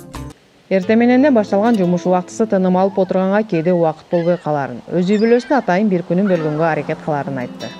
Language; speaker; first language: Kyrgyz; native; Kyrgyz